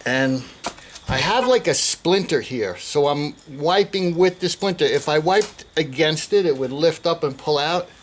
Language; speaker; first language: English; native; English